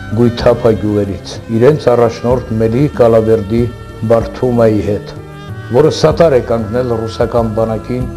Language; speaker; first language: Armenian; non-native, local second language; Assyrian Neo-Aramaic